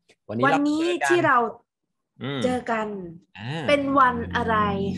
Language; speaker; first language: Thai; native; Thai